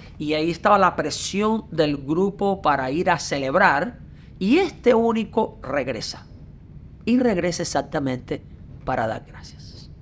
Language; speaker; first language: Spanish; native; Spanish